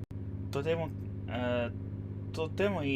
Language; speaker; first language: Japanese; non-native, learner; English